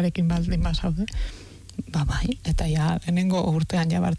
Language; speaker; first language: Basque; non-native, fluent; Catalan